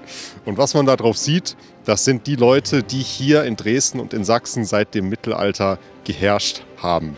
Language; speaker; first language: German; native; German